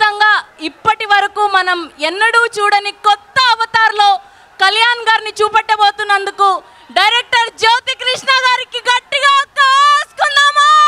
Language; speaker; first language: Telugu; native; Telugu